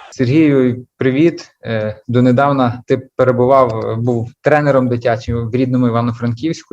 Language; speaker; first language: Ukrainian; native; Ukrainian